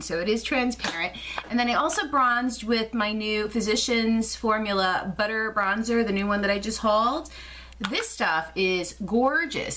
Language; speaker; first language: English; native; English